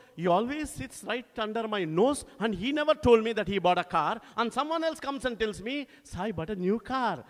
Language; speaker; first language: English; non-native, local second language; Telugu